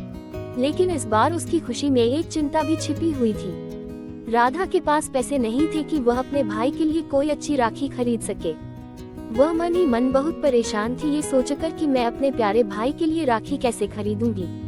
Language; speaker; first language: Hindi; native; Hindi